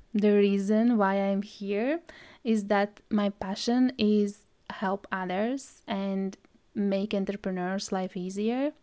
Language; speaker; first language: English; non-native, fluent; Latvian